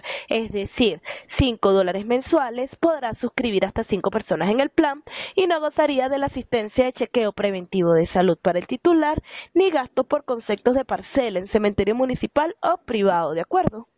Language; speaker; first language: Spanish; native; Spanish